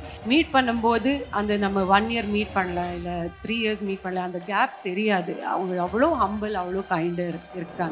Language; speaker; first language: Tamil; non-native, fluent; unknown